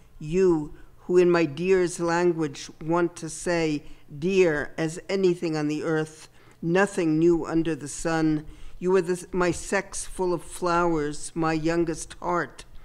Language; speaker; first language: English; native; English